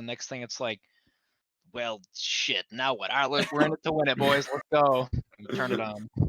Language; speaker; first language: English; native; English